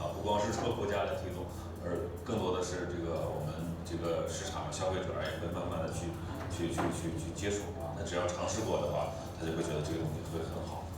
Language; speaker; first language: Chinese; native; Chinese